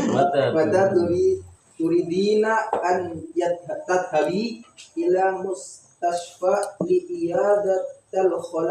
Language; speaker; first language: Arabic; non-native, learner; Indonesian